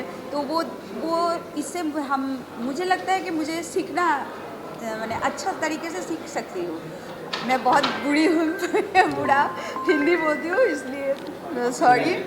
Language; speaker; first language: Hindi; non-native, local second language; Bangla